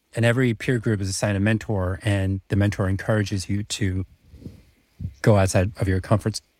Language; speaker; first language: English; early bilingual, other home language; Czech